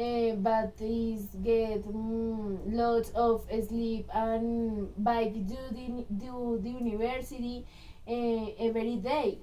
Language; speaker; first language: English; non-native, learner; Spanish